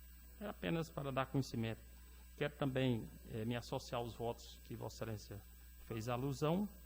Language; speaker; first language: Portuguese; native; Portuguese